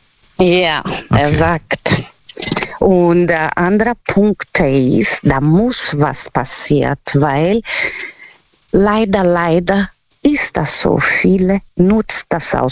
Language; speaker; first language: German; non-native, learner; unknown